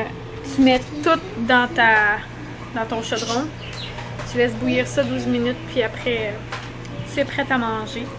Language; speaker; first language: French; native; French